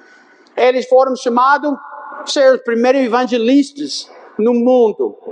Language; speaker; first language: Portuguese; non-native, fluent; English